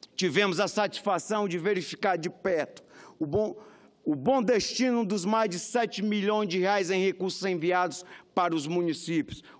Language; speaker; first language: Portuguese; native; Portuguese